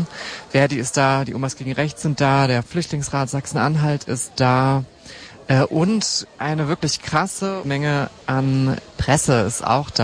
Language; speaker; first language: German; native; German